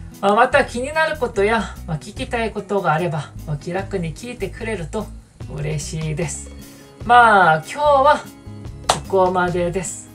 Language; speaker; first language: Japanese; non-native, fluent; Korean